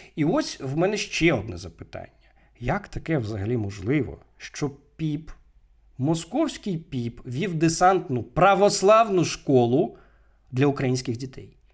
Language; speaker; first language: Ukrainian; native; Ukrainian